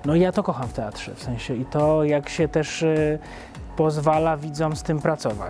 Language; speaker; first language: Polish; native; Polish